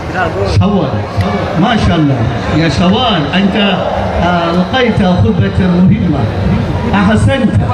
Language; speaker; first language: Arabic; non-native, fluent; Bangla